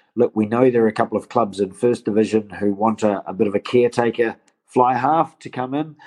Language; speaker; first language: English; native; English